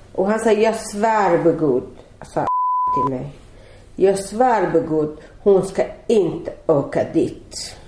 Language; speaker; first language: Swedish; non-native, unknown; Arabic